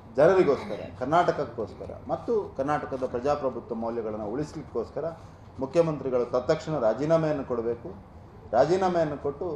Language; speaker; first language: Kannada; non-native, local second language; Tulu